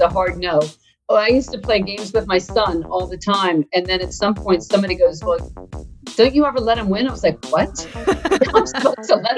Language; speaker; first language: English; native; English